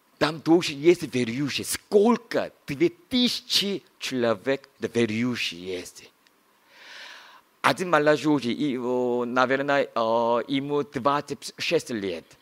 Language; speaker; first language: Russian; non-native, learner; Korean